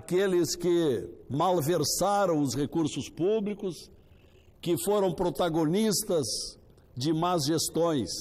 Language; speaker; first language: Portuguese; native; Portuguese